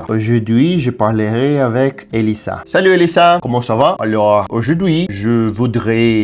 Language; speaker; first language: French; non-native, learner; Portuguese